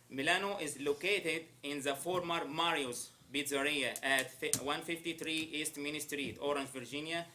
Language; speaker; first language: English; non-native, learner; Arabic